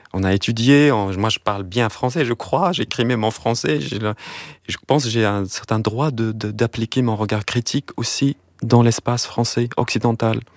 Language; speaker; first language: French; non-native, local second language; Arabic